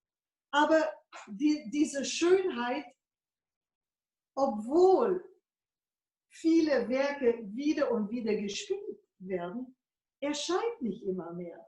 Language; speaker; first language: German; non-native, fluent; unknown